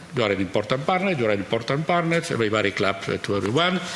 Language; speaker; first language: English; non-native, fluent; Spanish